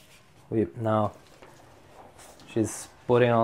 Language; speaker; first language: English; non-native, learner; Italian